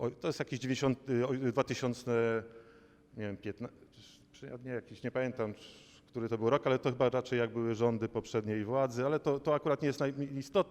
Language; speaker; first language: Polish; native; Polish